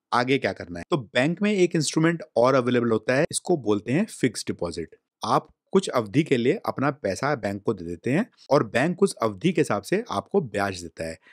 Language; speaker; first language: Hindi; native; Hindi